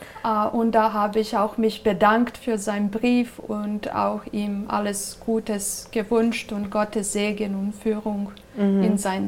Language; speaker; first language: German; non-native, fluent; Serbian